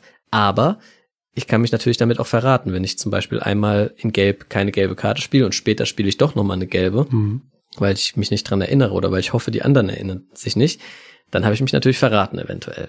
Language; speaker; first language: German; native; German